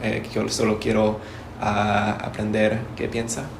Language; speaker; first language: Spanish; non-native, learner; English